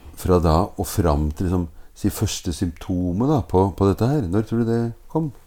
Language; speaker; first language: Norwegian; native; Norwegian